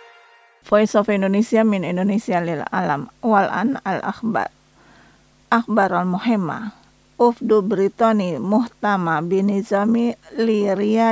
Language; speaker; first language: Arabic; non-native, fluent; Indonesian